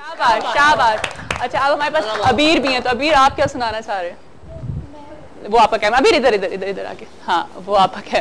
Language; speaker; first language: Urdu; native; Urdu